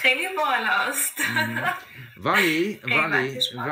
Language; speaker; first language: Persian; native; Persian